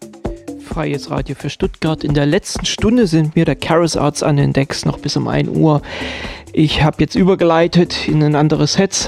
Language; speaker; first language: German; native; German